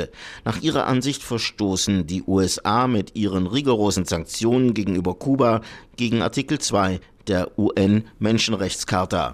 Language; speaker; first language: German; native; German